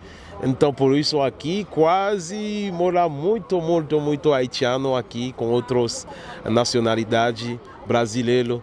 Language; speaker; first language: Portuguese; non-native, learner; Haitian Creole